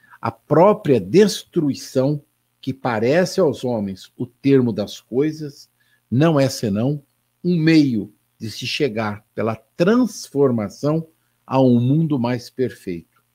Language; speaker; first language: Portuguese; native; Portuguese